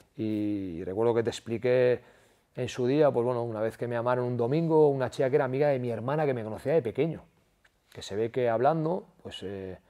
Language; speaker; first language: Spanish; native; Spanish